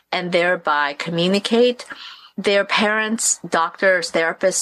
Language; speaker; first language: English; early bilingual, other home language; Korean